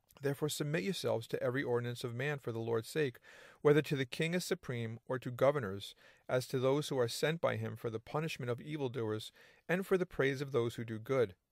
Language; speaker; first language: English; native; English